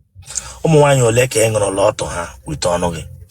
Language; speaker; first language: Igbo; native; Igbo